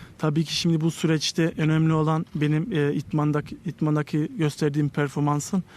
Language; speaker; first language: Turkish; early bilingual, heritage; Turkish